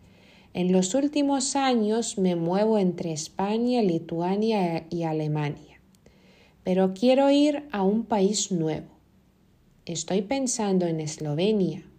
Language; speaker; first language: Spanish; non-native, fluent; Lithuanian